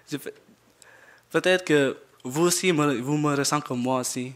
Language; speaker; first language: French; non-native, learner; Jarai